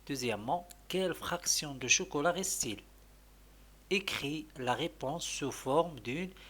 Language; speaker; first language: French; non-native, local second language; Arabic